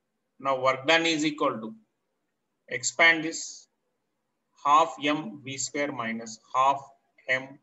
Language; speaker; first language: English; non-native, local second language; Telugu